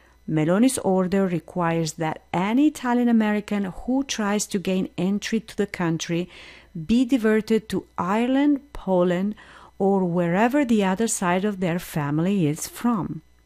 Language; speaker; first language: English; non-native, fluent; Italian